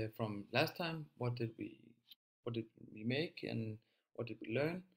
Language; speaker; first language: English; non-native, fluent; Danish